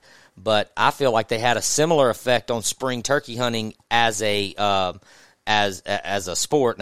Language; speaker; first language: English; native; English